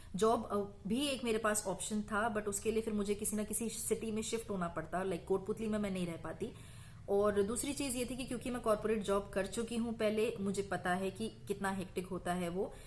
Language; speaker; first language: Hindi; native; Hindi